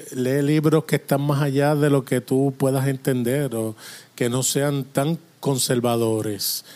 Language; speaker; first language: Spanish; non-native, fluent; English